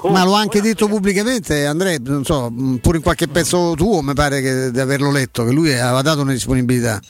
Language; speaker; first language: Italian; native; Italian